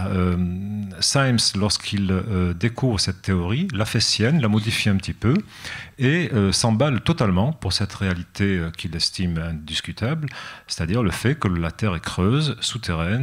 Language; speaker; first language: French; native; French